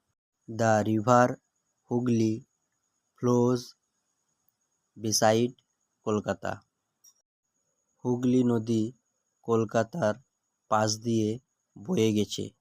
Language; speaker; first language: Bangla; native; Bangla